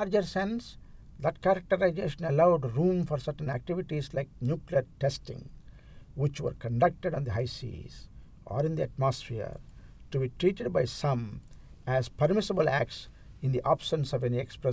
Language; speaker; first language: English; non-native, local second language; Telugu